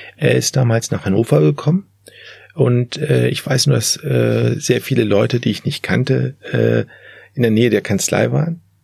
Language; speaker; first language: German; early bilingual, other home language; Turkish